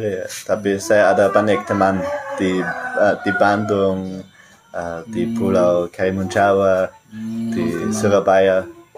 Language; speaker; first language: Indonesian; non-native, learner; German